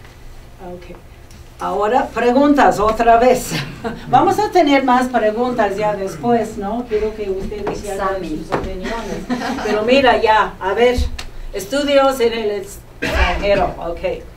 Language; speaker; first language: Spanish; non-native, fluent; English